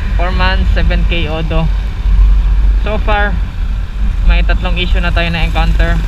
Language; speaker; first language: Filipino; non-native, local second language; Cebuano